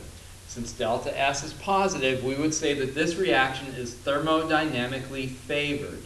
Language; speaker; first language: English; native; English